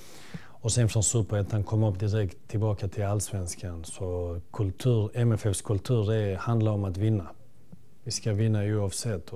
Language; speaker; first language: Swedish; early bilingual, other home language; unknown